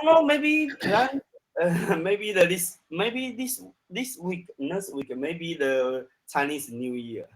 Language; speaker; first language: English; non-native, learner; Chinese